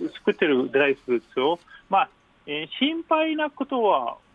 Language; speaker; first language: Japanese; non-native, fluent; Persian